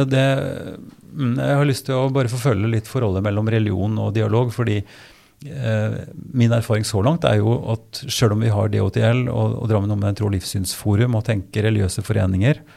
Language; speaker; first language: Norwegian; native; Norwegian